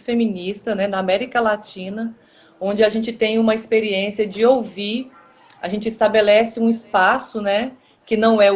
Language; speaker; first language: Portuguese; native; Portuguese